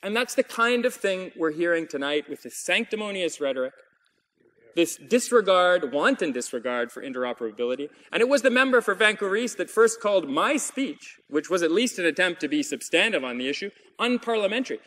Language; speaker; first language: English; native; English